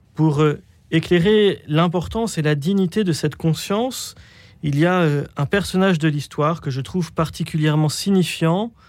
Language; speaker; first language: French; native; French